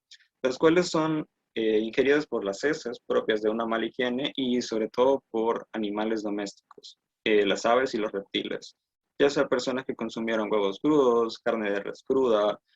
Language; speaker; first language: Spanish; native; Spanish